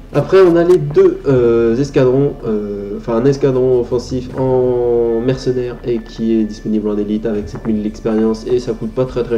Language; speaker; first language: French; native; French